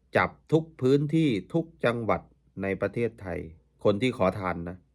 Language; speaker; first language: Thai; native; Thai